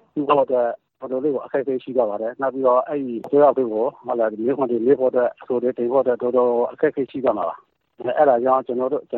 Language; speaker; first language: Burmese; native; Burmese